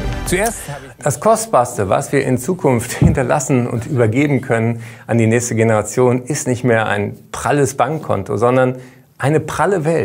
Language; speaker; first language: German; native; German